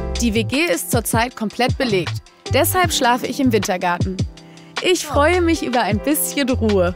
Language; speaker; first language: German; native; German